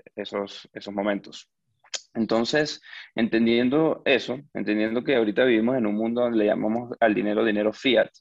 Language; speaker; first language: Spanish; native; Spanish